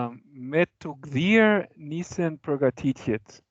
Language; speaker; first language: Albanian; non-native, learner; German